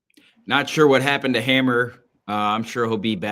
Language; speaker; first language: English; native; English